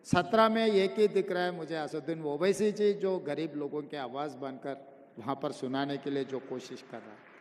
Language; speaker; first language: Hindi; non-native, local second language; Telugu